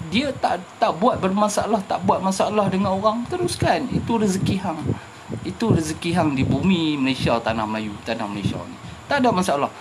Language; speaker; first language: Malay; native; Malay